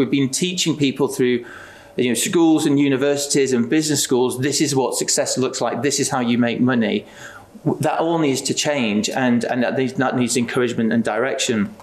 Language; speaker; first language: English; native; English